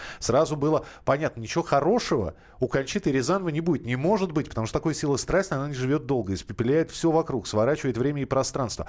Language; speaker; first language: Russian; native; Russian